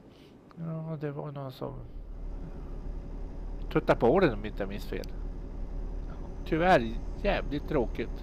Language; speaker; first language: Swedish; native; Swedish